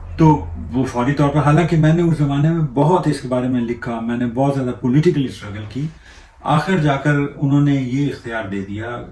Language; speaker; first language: Urdu; non-native, local second language; Punjabi